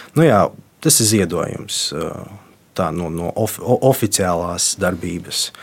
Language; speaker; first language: Latvian; non-native, local second language; Russian